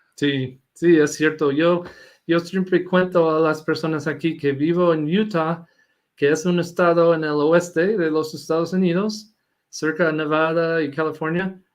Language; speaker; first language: Spanish; non-native, fluent; English